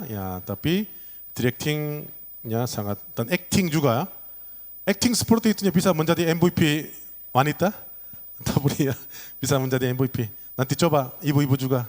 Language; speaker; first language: Indonesian; non-native, learner; Korean